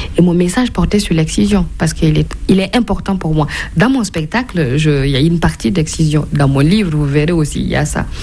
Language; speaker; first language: French; non-native, local second language; Mossi